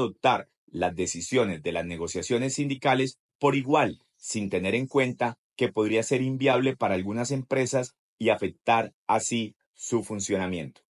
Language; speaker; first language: Spanish; native; Spanish